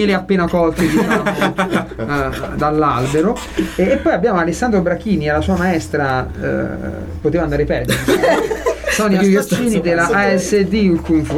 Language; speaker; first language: Italian; native; Italian